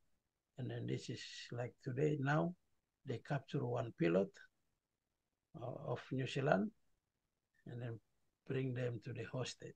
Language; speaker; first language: English; non-native, learner; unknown